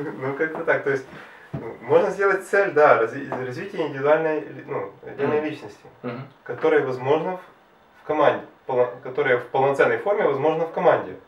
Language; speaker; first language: Russian; native; Russian